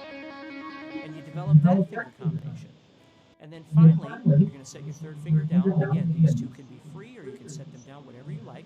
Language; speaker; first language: English; native; English